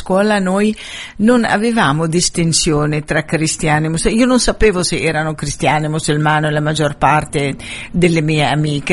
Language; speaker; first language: Italian; non-native, fluent; Arabic